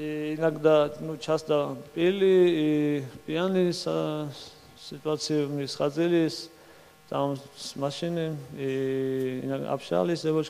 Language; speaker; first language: Russian; non-native, learner; Georgian